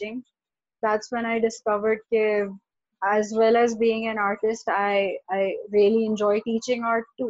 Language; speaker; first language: English; non-native, local second language; Urdu